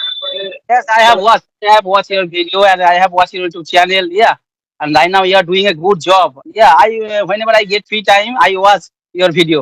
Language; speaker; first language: English; non-native, learner; Bangla